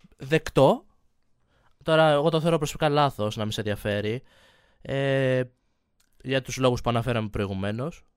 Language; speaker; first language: Greek; native; Greek